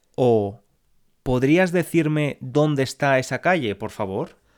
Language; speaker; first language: Spanish; native; Spanish